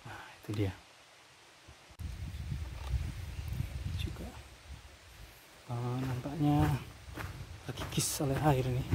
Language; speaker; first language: Indonesian; native; Indonesian